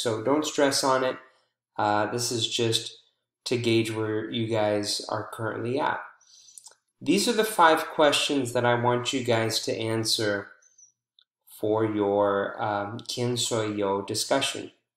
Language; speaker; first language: English; native; English